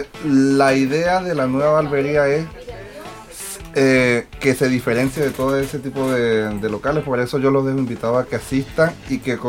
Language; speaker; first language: Spanish; native; Spanish